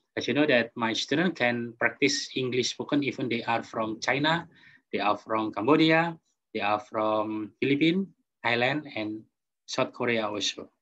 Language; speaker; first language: English; non-native, fluent; Indonesian